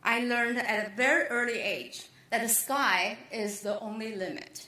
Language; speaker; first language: English; non-native, fluent; Chinese